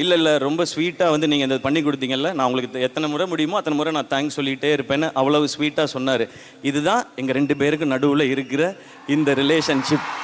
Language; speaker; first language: Tamil; native; Tamil